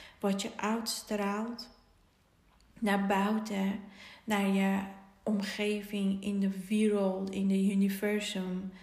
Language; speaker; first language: Dutch; non-native, fluent; Persian